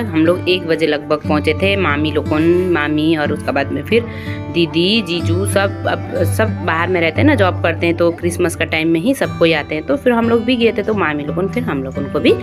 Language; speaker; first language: Hindi; native; Hindi